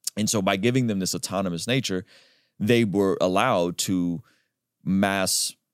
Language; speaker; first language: English; early bilingual, other home language; Armenian